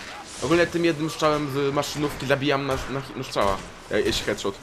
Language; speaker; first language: Polish; native; Polish